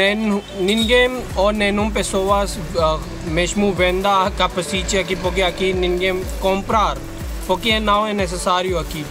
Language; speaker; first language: Portuguese; non-native, learner; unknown